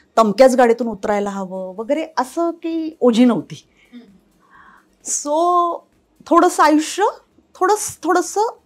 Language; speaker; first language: Marathi; native; Marathi